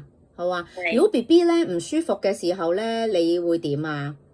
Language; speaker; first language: Cantonese; native; Cantonese